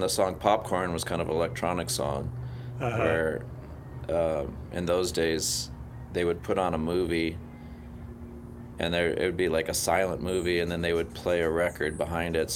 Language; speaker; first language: English; native; English